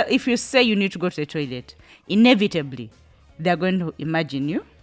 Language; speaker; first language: English; non-native, local second language; Ganda